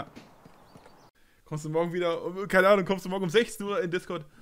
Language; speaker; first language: German; native; German